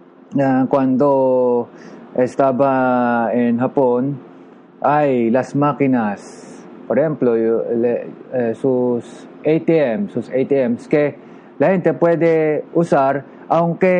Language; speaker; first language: Spanish; non-native, learner; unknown